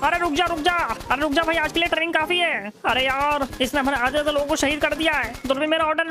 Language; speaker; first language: Hindi; native; Hindi